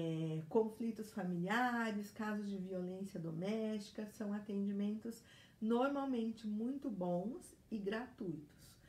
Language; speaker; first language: Portuguese; native; Portuguese